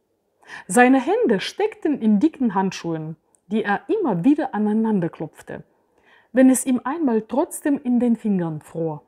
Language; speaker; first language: German; native; German